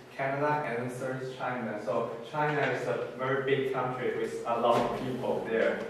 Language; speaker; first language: English; non-native, fluent; Kazakh